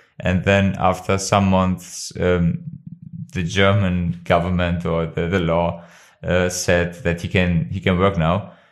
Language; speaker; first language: English; non-native, fluent; Albanian